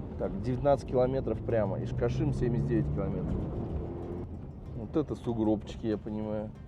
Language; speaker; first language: Russian; native; Russian